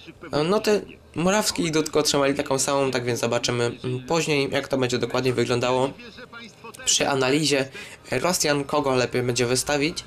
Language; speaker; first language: Polish; native; Polish